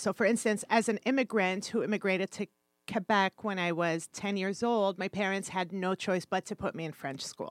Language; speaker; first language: English; native; English